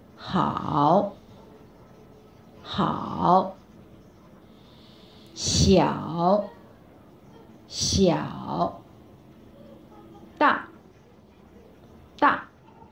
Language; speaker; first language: Chinese; non-native, fluent; Bangla